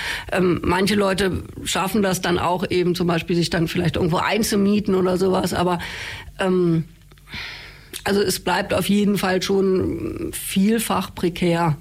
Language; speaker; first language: German; native; German